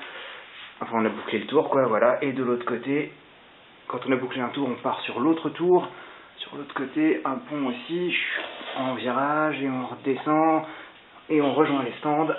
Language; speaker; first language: French; native; French